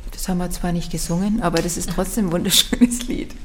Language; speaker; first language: German; native; German